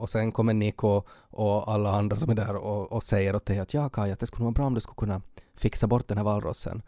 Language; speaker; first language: Swedish; native; Swedish